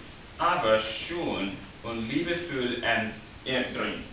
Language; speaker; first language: German; non-native, learner; English